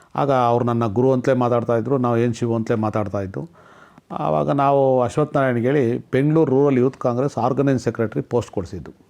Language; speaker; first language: Kannada; non-native, local second language; Telugu